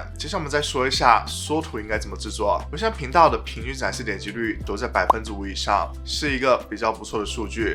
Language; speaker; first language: Chinese; native; Chinese